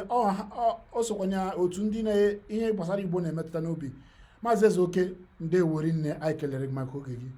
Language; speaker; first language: Igbo; native; Igbo